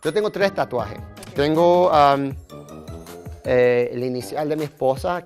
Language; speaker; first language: Spanish; early bilingual, heritage; Spanish